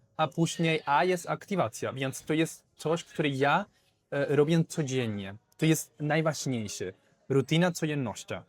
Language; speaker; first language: Polish; non-native, learner; Spanish